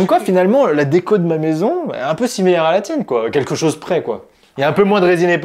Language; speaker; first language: French; native; French